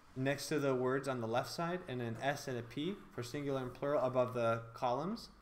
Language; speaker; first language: English; native; English